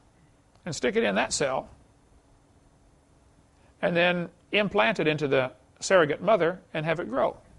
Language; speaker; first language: English; native; English